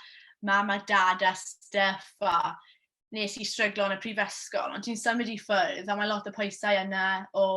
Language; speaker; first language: Welsh; non-native, local second language; English